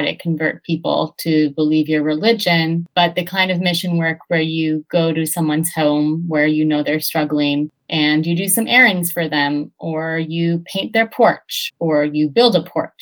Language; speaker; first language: English; native; English